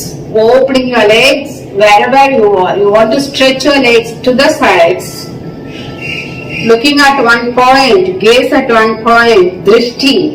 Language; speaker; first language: English; non-native, local second language; Tamil